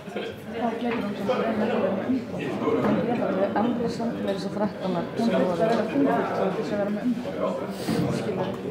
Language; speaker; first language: Icelandic; native; Icelandic